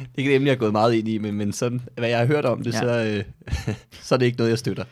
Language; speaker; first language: Danish; native; Danish